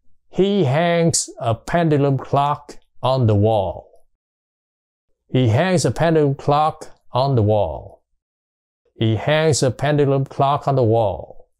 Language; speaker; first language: English; non-native, fluent; Vietnamese